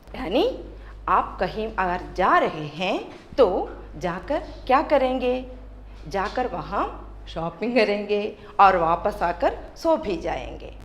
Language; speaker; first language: Hindi; non-native, local second language; Malayalam